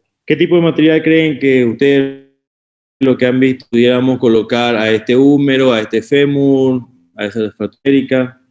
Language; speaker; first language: Spanish; native; Spanish